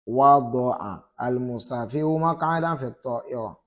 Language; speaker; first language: Arabic; non-native, fluent; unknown